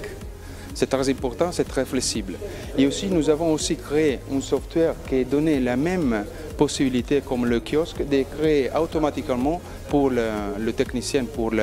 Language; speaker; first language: French; non-native, learner; Spanish